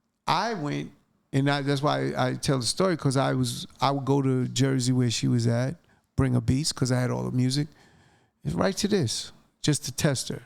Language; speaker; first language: English; native; English